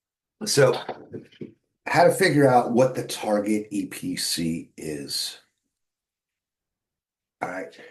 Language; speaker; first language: English; native; English